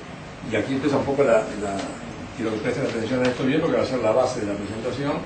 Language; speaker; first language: Spanish; native; Spanish